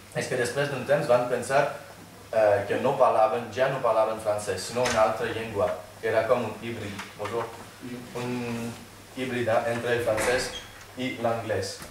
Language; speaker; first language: Catalan; non-native, fluent; French